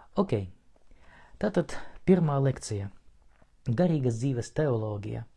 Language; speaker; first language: Latvian; non-native, local second language; Russian